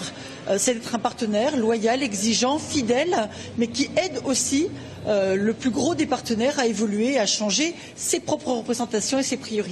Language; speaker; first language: French; native; French